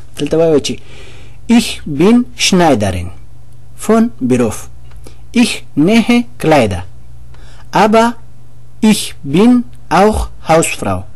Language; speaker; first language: German; non-native, learner; Pashto